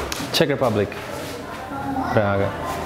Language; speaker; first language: English; non-native, fluent; Czech